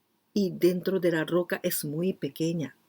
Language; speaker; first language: Spanish; non-native, fluent; Japanese